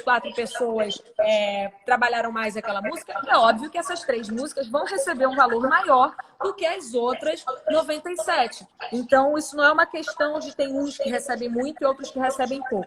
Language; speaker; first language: Portuguese; native; Portuguese